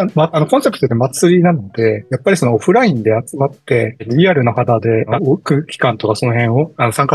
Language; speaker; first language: Japanese; native; Japanese